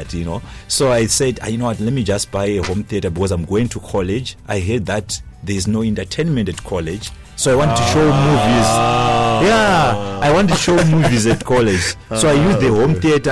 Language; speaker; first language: English; non-native, local second language; Shona